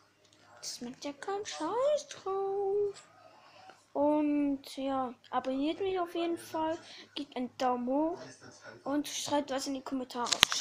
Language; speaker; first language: German; early bilingual, other home language; Polish